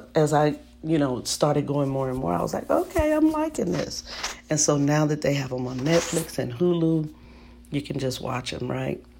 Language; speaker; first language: English; native; English